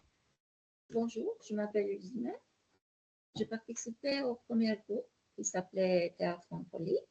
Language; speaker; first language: French; non-native, fluent; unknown